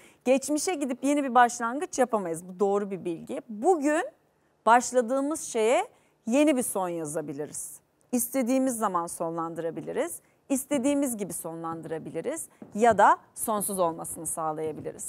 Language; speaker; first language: Turkish; native; Turkish